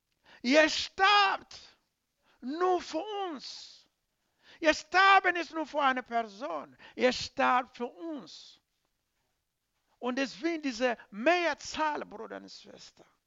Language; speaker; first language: German; non-native, learner; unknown